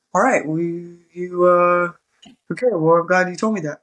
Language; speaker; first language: English; early bilingual, other home language; Malay